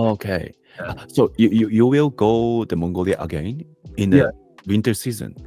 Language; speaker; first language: English; non-native, learner; Japanese